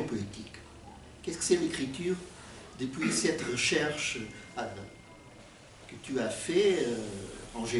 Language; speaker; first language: French; non-native, fluent; Portuguese